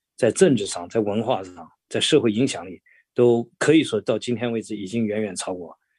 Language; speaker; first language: Chinese; native; Chinese